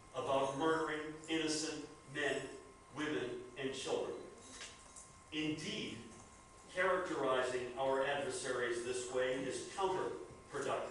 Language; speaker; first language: English; native; English